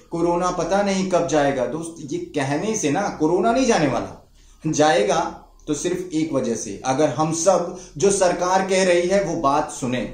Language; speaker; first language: Hindi; non-native, local second language; Marathi